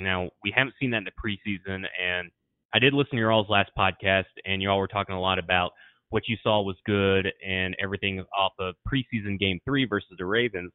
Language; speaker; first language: English; native; English